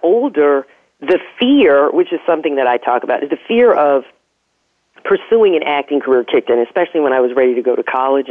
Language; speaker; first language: English; native; English